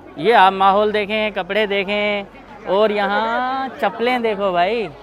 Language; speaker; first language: Urdu; non-native, local second language; Sindhi